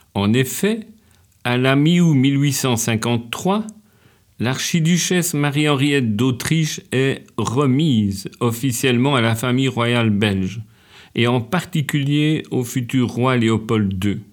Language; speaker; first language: French; native; French